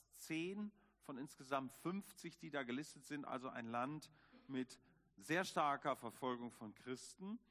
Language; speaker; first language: German; native; German